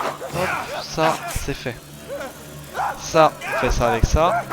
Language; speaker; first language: French; native; French